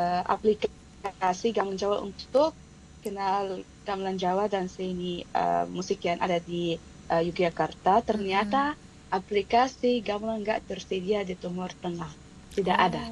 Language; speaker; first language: Indonesian; non-native, fluent; Arabic